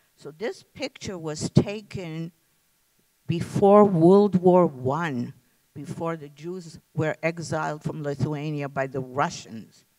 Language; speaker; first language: English; early bilingual, other home language; Lithuanian